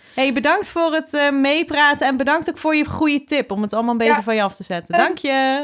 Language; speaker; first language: Dutch; native; Dutch